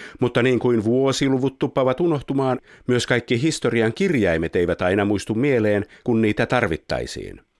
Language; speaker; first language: Finnish; native; Finnish